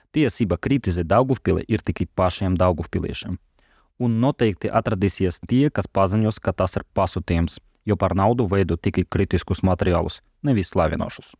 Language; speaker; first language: Latvian; non-native, local second language; Russian